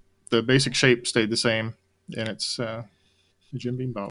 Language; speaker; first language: English; native; English